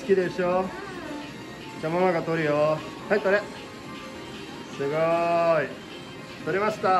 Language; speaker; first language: Japanese; non-native, fluent; Hindi